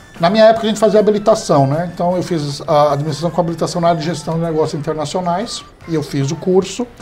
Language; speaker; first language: Portuguese; early bilingual, heritage; English